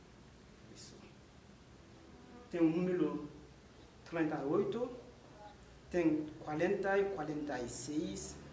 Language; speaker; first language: Portuguese; non-native, learner; Haitian Creole